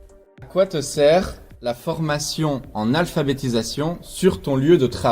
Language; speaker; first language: French; native; French